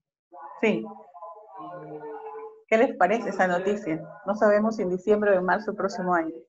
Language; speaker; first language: Spanish; native; Spanish